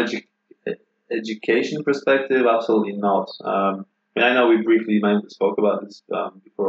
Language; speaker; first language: English; non-native, fluent; Polish